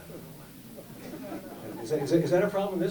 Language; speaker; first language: English; native; English